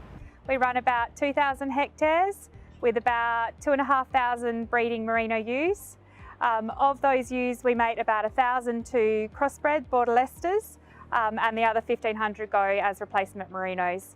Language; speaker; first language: English; native; English